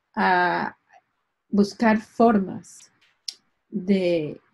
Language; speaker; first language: Spanish; native; Spanish